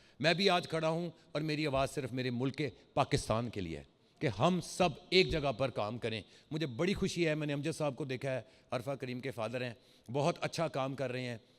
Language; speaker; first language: Urdu; early bilingual, heritage; Urdu